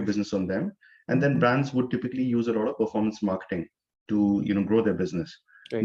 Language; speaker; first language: English; non-native, local second language; Hindi